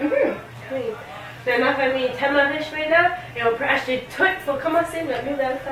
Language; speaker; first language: French; non-native, learner; English